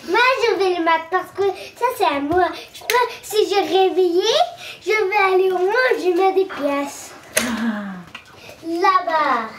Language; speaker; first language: French; early bilingual, other home language; Persian